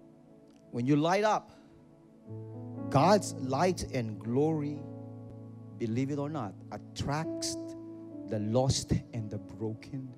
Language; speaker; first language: English; non-native, local second language; Filipino